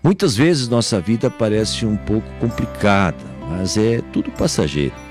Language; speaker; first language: Portuguese; native; Portuguese